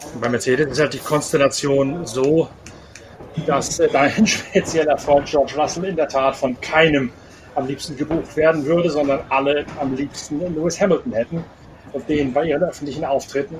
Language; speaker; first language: German; native; German